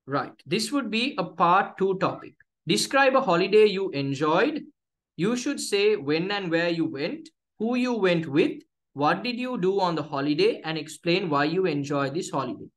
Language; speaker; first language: English; non-native, local second language; Sinhala